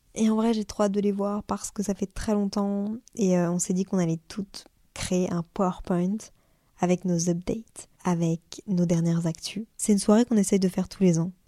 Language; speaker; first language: French; native; French